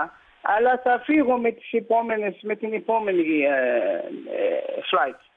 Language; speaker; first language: Greek; early bilingual, heritage; Greek